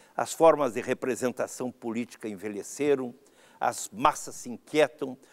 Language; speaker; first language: Portuguese; native; Portuguese